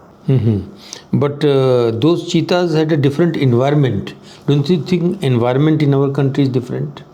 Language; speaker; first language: English; non-native, local second language; Hindi